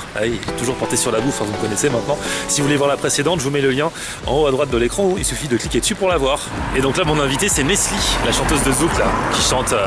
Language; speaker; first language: French; native; French